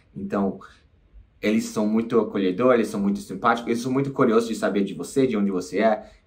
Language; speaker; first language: Portuguese; non-native, fluent; English